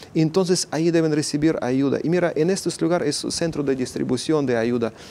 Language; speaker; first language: Spanish; non-native, fluent; Ukrainian